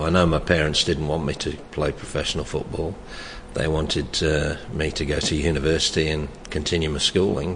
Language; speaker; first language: English; native; English